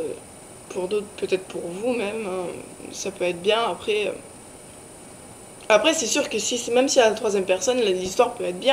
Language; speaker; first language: French; native; French